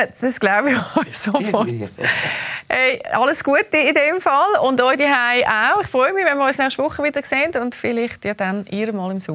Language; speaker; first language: German; native; German